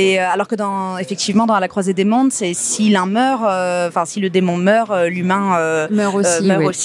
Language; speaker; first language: French; native; French